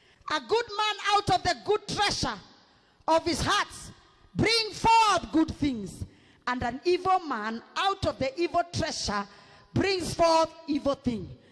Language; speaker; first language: English; non-native, local second language; Swahili